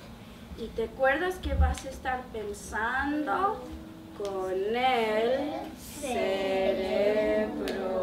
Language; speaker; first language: Spanish; early bilingual, heritage; Spanish